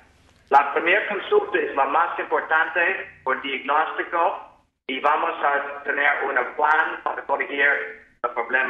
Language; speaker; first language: Spanish; non-native, fluent; English